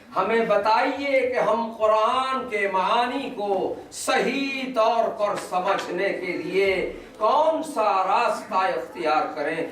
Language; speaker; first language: Urdu; native; Urdu